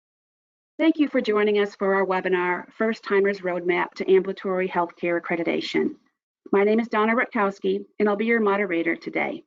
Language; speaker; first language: English; native; English